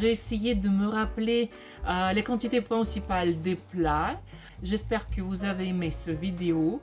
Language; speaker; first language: French; non-native, fluent; Russian